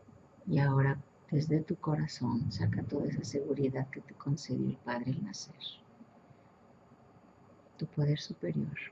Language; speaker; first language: Spanish; native; Spanish